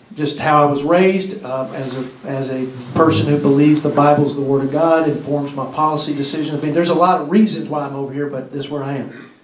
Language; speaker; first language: English; native; English